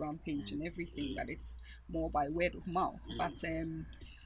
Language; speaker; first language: English; non-native, local second language; Ga